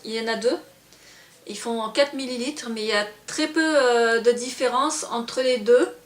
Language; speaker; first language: French; native; French